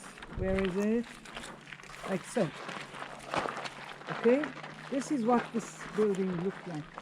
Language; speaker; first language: English; non-native, fluent; Hebrew